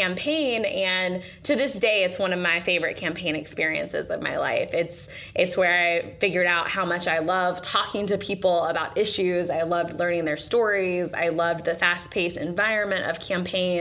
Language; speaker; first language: English; native; English